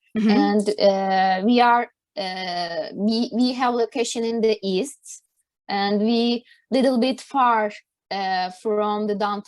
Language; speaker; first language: English; non-native, learner; Turkish